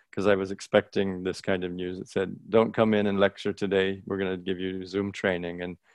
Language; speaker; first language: English; native; English